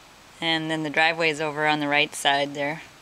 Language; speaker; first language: English; native; English